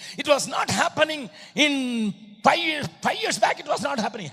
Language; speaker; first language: English; non-native, local second language; Tamil